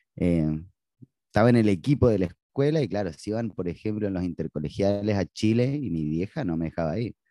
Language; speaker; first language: Spanish; native; Spanish